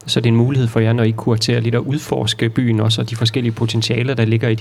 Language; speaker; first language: Danish; native; Danish